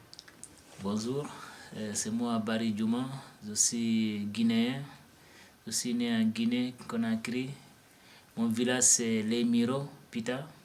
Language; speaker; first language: French; non-native, local second language; Fula